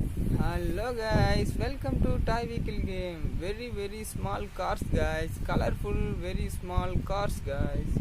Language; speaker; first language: English; non-native, learner; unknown